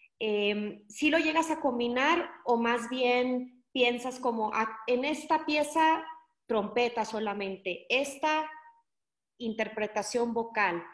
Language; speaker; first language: Spanish; native; Spanish